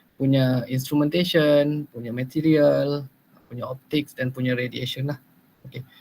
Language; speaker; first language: Malay; native; Malay